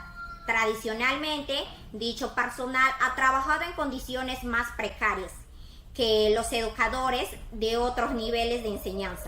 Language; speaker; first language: Spanish; native; Spanish